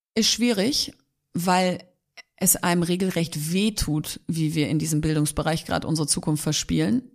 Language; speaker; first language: German; native; German